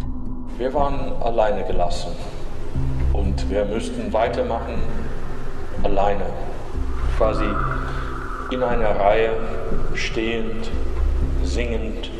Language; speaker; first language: German; non-native, fluent; English